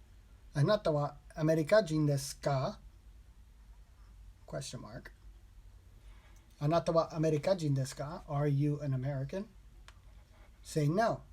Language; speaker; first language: Japanese; non-native, learner; English